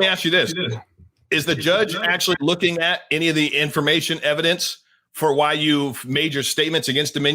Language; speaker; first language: English; native; English